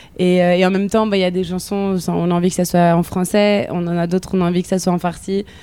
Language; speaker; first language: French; native; French